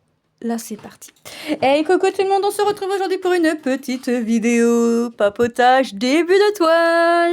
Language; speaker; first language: French; native; French